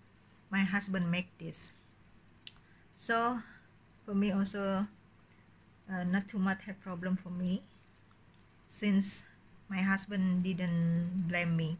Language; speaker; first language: English; non-native, learner; Indonesian